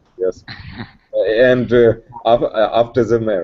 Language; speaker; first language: English; non-native, learner; Russian